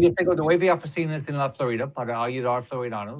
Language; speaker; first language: Spanish; non-native, learner; English